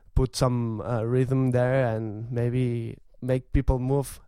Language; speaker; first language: English; non-native, fluent; Catalan